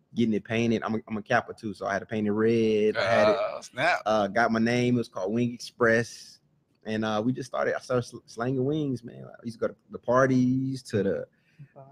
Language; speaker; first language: English; native; English